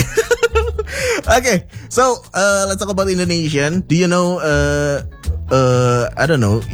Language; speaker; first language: English; non-native, fluent; Indonesian